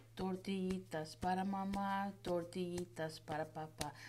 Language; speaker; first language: Spanish; early bilingual, heritage; Spanish